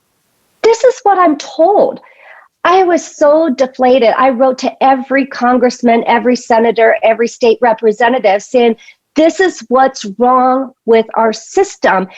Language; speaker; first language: English; native; English